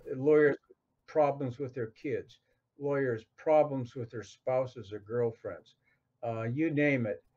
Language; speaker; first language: English; native; English